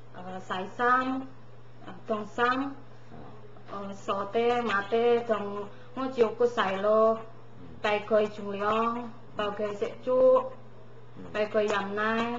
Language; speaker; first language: Cantonese; non-native, learner; Indonesian